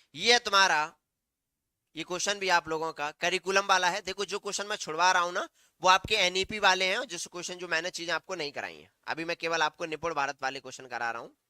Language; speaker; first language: Hindi; native; Hindi